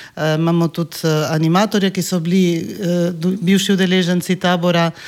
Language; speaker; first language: Slovenian; native; Slovenian